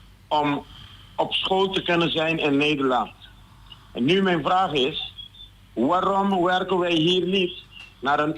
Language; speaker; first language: Dutch; non-native, local second language; Papiamento